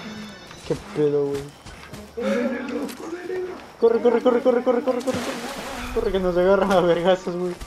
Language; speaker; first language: Spanish; native; Spanish